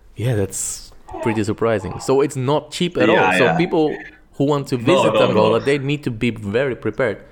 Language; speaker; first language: English; non-native, fluent; Portuguese